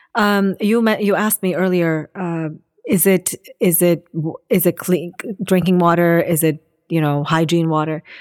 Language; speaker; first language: English; non-native, fluent; Assyrian Neo-Aramaic